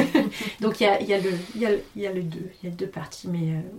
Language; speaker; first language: French; non-native, fluent; English